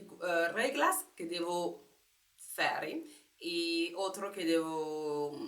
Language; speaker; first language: Italian; non-native, learner; French